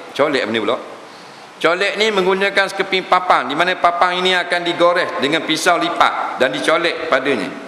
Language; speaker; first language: Malay; native; Malay